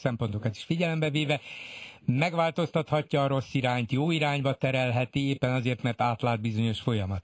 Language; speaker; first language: Hungarian; native; Hungarian